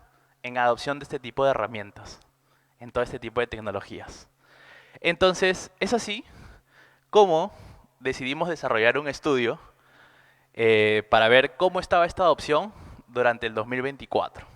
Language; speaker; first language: Spanish; native; Spanish